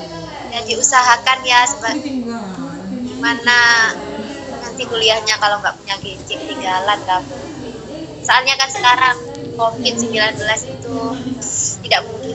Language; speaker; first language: Indonesian; native; Indonesian